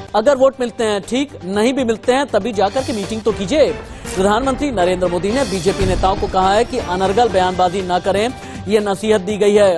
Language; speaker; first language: Hindi; native; Hindi